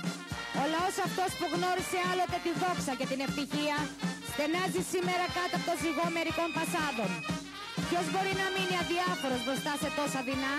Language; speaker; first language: Greek; native; Greek